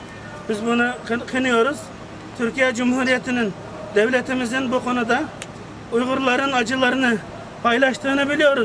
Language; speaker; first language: Turkish; non-native, fluent; Uyghur